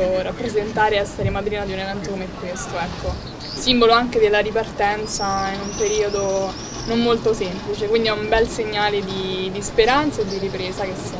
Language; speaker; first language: Italian; native; Italian